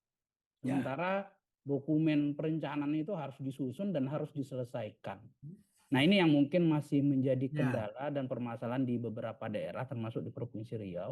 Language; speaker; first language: Indonesian; native; Indonesian